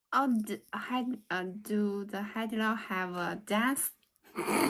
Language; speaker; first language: English; non-native, learner; Chinese